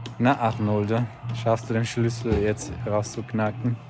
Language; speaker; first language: German; native; German